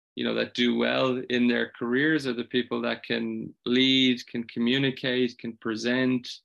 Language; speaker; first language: English; native; English